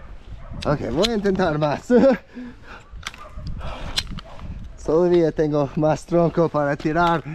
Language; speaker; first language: Spanish; non-native, learner; English